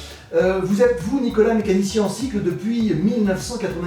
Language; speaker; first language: French; native; French